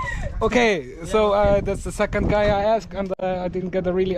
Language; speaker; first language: English; non-native, fluent; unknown